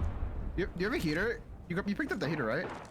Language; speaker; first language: English; native; English